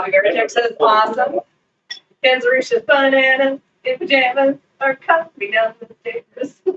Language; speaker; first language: English; native; English